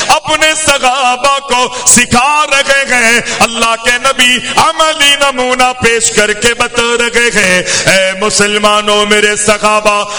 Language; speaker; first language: Urdu; native; Urdu